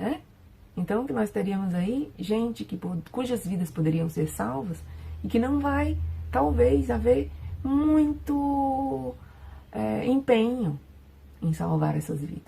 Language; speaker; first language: Portuguese; non-native, fluent; Spanish